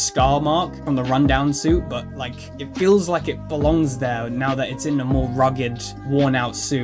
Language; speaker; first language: English; native; English